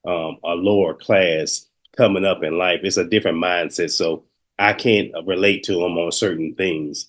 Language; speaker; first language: English; native; English